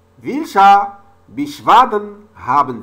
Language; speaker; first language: German; non-native, learner; French